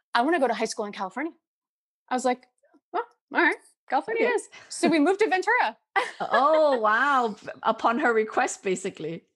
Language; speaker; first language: English; native; English